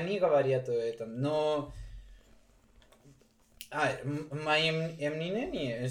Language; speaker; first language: Russian; non-native, learner; Spanish